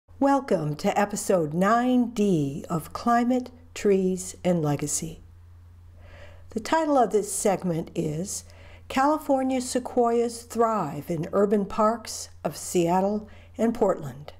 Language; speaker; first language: English; native; English